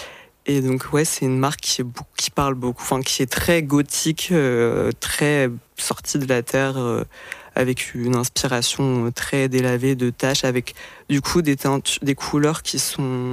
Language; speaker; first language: French; native; French